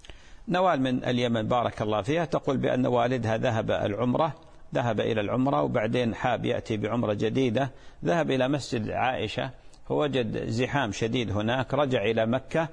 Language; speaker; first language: Arabic; native; Arabic